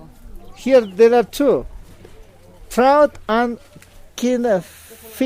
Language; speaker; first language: English; non-native, learner; Spanish